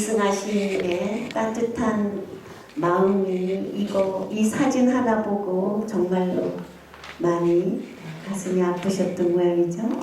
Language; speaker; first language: Korean; native; Korean